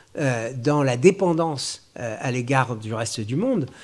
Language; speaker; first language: French; native; French